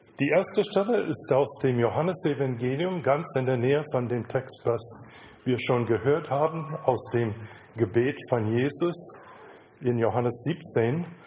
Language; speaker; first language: German; non-native, fluent; English